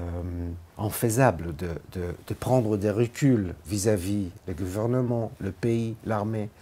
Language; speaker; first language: French; non-native, fluent; Hebrew